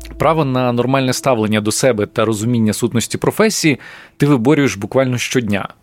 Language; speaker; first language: Ukrainian; native; Ukrainian